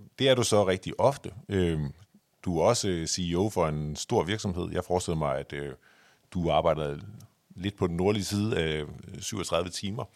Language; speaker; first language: Danish; native; Danish